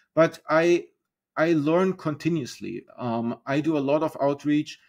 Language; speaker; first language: English; non-native, fluent; German